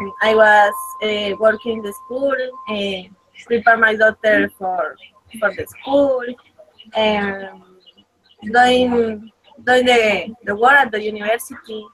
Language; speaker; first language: English; non-native, learner; Spanish